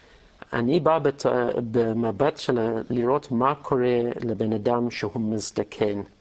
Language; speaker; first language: Hebrew; non-native, fluent; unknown